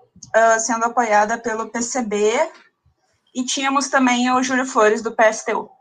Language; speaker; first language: Portuguese; native; Portuguese